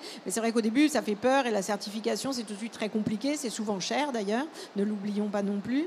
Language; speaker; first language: French; native; French